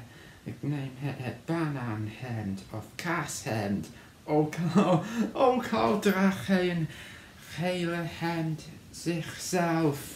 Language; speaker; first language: Dutch; non-native, learner; English